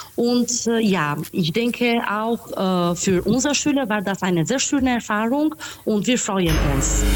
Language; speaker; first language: German; non-native, fluent; Albanian